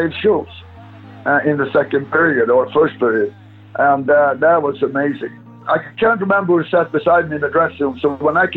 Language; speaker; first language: English; non-native, fluent; Swedish